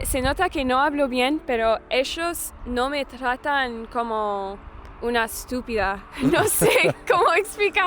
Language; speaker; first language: Spanish; non-native, learner; English